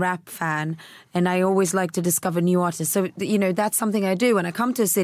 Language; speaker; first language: English; early bilingual, other home language; Swedish